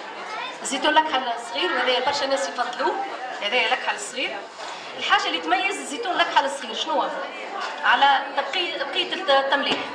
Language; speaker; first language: Arabic; native; Arabic